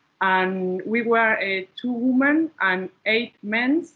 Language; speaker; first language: English; non-native, learner; Spanish